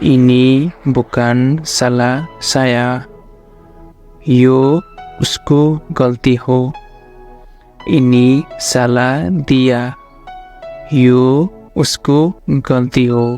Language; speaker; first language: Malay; non-native, fluent; Nepali